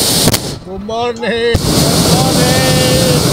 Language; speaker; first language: English; non-native, learner; Spanish